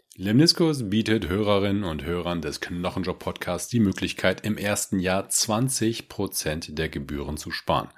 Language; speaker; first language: German; native; German